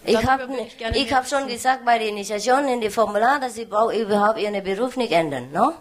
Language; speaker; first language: German; non-native, learner; Vietnamese